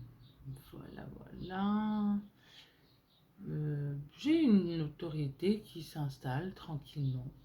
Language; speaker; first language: French; native; French